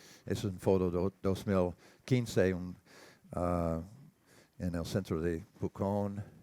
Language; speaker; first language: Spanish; non-native, learner; English